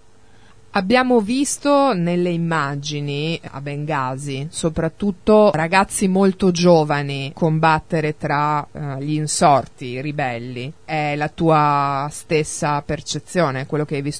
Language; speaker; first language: Italian; native; Italian